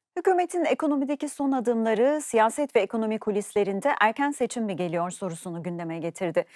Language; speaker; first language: Turkish; native; Turkish